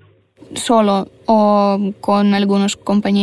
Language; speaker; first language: Spanish; non-native, fluent; Russian